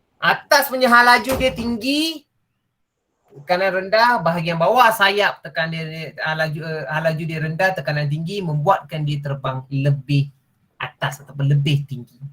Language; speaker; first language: Malay; non-native, local second language; Tamil